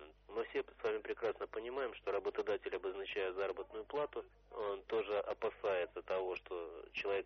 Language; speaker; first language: Russian; native; Russian